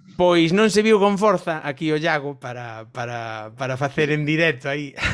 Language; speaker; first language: Galician; non-native, local second language; Spanish